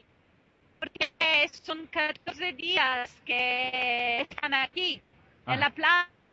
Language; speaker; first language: Spanish; non-native, fluent; Italian